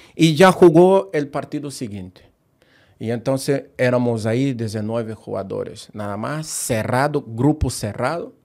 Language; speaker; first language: Spanish; non-native, fluent; Portuguese